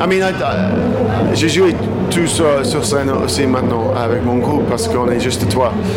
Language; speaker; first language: French; non-native, learner; English